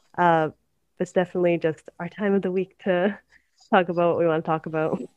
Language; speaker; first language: English; native; English